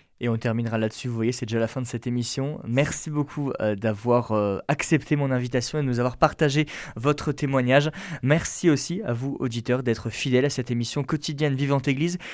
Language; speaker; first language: French; native; French